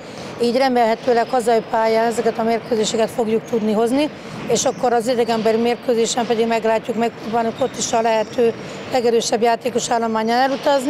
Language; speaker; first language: Hungarian; native; Hungarian